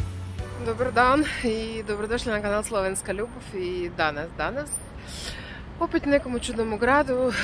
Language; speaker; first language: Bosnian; non-native, learner; Russian